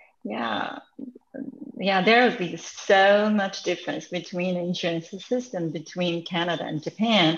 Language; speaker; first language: English; non-native, fluent; Japanese